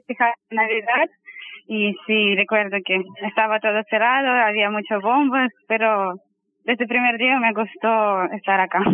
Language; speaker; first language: Spanish; non-native, learner; Russian